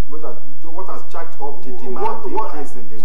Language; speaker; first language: English; non-native, local second language; Yoruba